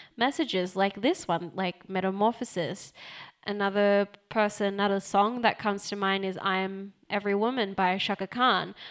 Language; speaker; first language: English; early bilingual, other home language; Japanese